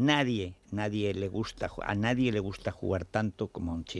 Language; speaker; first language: Spanish; native; Spanish